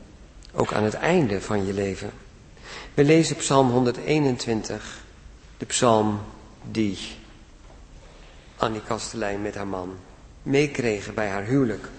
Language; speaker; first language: Dutch; native; Dutch